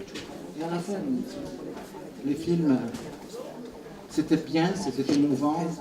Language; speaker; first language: French; non-native, fluent; Italian